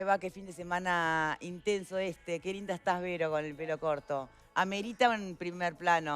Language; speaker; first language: Spanish; native; Spanish